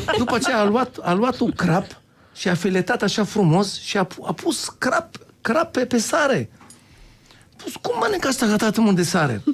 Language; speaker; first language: Romanian; non-native, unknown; Hebrew